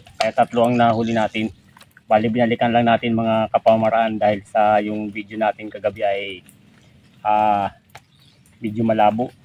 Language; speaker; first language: Filipino; non-native, local second language; Bikol